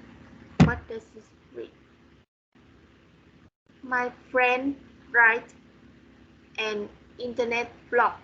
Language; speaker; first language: English; non-native, learner; Vietnamese